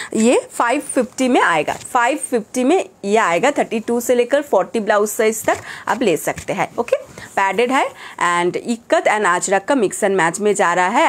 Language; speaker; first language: Hindi; non-native, local second language; Bangla